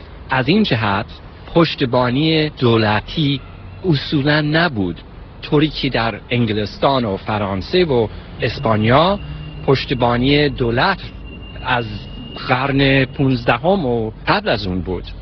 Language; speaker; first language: Persian; non-native, fluent; English